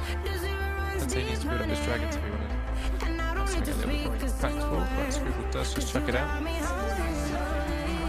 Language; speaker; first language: English; native; English